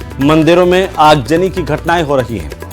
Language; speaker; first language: Hindi; native; Hindi